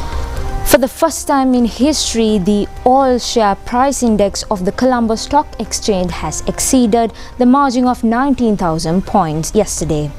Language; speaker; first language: English; non-native, local second language; Sinhala